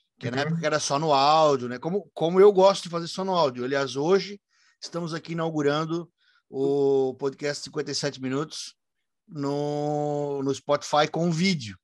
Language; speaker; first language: Portuguese; native; Portuguese